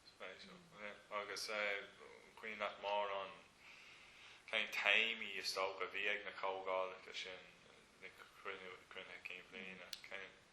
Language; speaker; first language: Irish; non-native, local second language; English